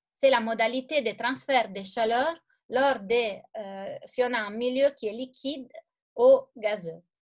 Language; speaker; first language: French; non-native, fluent; Italian